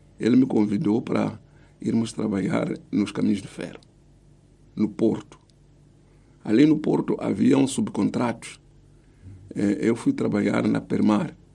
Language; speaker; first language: Portuguese; non-native, local second language; Tsonga